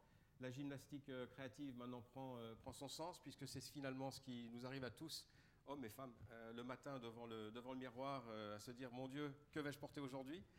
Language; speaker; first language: French; native; French